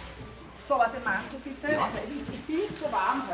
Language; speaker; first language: German; native; German